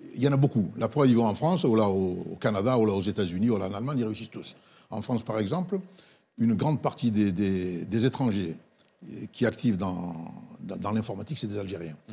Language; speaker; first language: French; non-native, local second language; Arabic